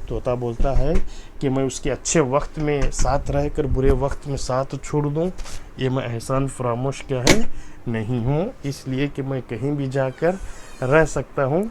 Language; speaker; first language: Urdu; non-native, local second language; Kannada